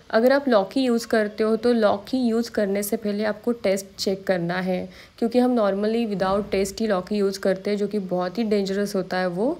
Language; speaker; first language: Hindi; non-native, local second language; Marathi